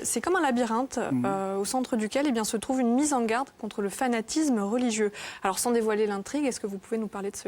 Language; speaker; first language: French; native; French